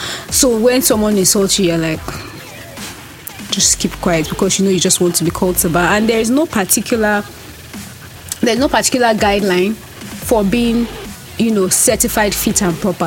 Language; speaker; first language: English; non-native, local second language; Yoruba